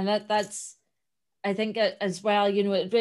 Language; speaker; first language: English; native; English